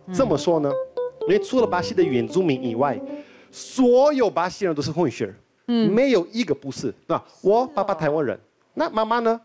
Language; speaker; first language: Chinese; early bilingual, heritage; Chinese